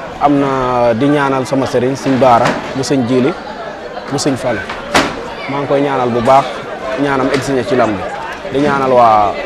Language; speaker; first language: Wolof; native; Wolof